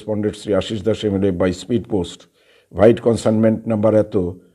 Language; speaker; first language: English; non-native, local second language; Bangla